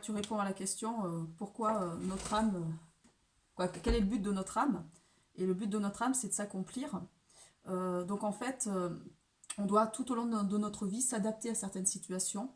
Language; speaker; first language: French; native; French